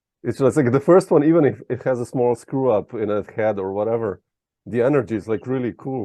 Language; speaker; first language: English; non-native, fluent; Slovenian